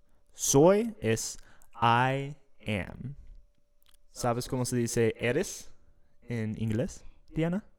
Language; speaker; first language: Spanish; non-native, fluent; English